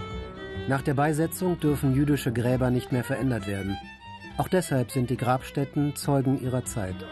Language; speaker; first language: German; native; German